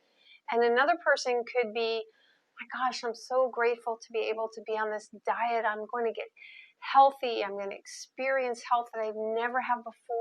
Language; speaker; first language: English; native; English